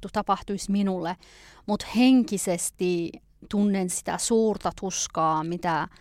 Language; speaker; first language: Finnish; early bilingual, other home language; Persian